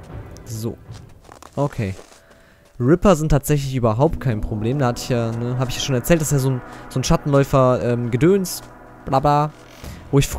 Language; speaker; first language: German; native; German